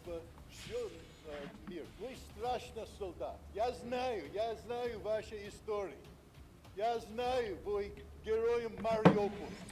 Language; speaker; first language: Russian; non-native, learner; English